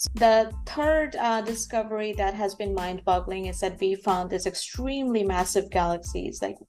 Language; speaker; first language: English; non-native, local second language; Bangla